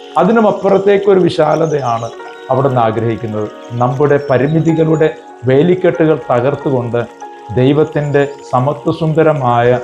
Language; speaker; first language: Malayalam; native; Malayalam